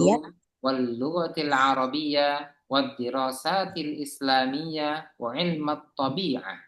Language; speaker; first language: Arabic; non-native, learner; Indonesian